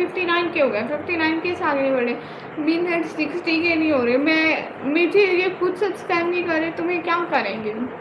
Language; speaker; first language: Hindi; non-native, local second language; Punjabi